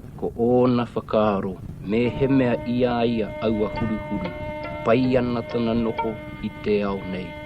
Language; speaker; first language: Māori; native; Māori